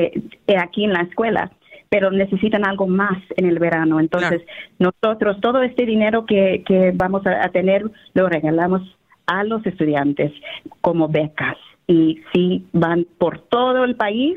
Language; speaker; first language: Spanish; early bilingual, heritage; Spanish